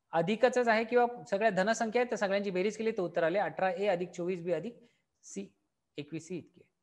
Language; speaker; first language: Marathi; native; Marathi